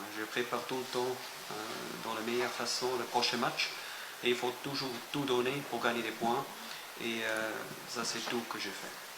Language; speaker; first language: French; non-native, fluent; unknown